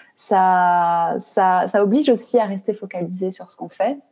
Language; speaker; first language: French; native; French